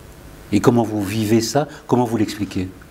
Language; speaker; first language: French; native; French